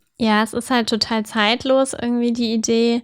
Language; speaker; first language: German; native; German